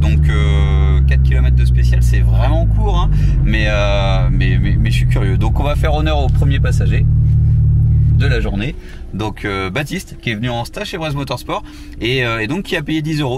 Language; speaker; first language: French; native; French